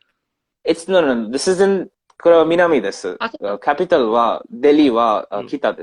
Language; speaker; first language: Japanese; non-native, learner; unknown